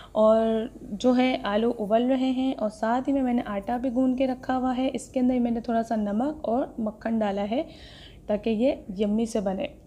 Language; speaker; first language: Urdu; native; Urdu